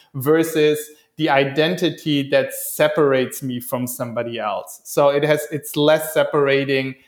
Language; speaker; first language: English; non-native, fluent; German